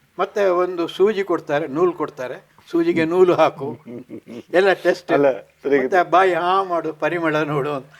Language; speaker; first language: Kannada; non-native, local second language; Konkani